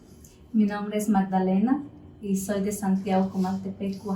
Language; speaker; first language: Spanish; native; Spanish